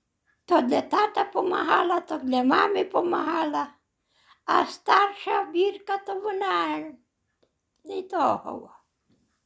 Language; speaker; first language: Polish; non-native, local second language; Belarusian